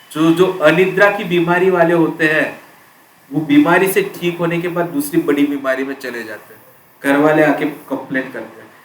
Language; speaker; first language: Hindi; non-native, local second language; Marathi